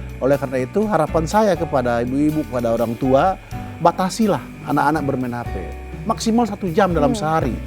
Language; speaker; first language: Indonesian; non-native, local second language; Balinese